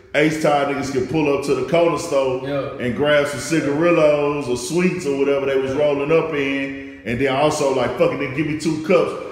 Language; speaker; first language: English; native; English